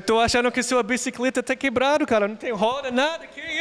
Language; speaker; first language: Portuguese; non-native, fluent; English